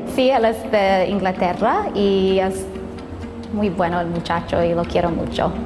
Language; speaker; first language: Spanish; early bilingual, heritage; Spanish